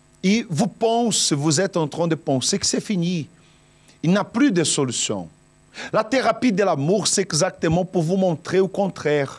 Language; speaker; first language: French; non-native, fluent; Portuguese